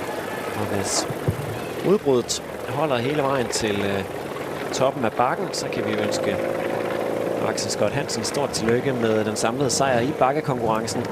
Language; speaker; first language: Danish; native; Danish